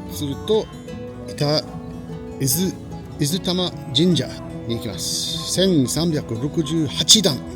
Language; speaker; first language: Japanese; non-native, fluent; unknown